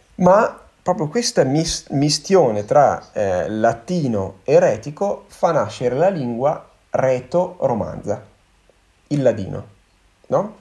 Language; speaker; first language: Italian; native; Italian